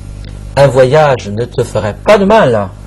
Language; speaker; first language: French; non-native, fluent; Chinese